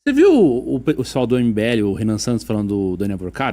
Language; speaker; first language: Portuguese; native; Portuguese